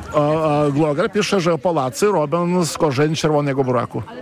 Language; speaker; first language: Polish; non-native, fluent; Lithuanian